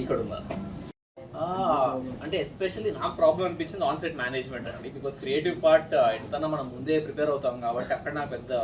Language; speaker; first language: Telugu; native; Telugu